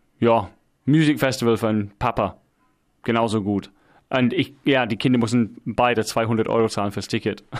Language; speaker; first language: German; non-native, fluent; English